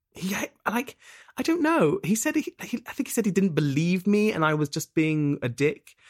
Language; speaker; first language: English; native; English